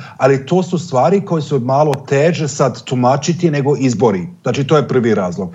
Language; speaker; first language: Serbian; non-native, fluent; German